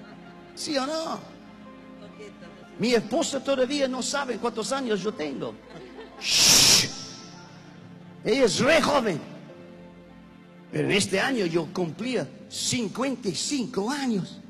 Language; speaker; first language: Spanish; non-native, learner; English